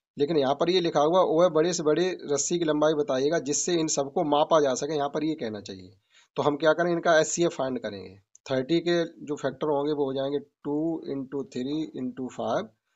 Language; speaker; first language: Hindi; native; Hindi